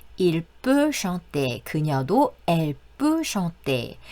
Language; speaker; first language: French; non-native, fluent; Korean